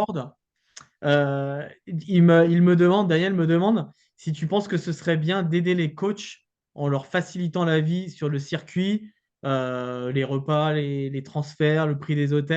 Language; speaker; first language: French; native; French